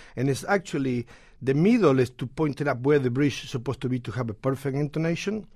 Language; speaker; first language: English; non-native, fluent; Spanish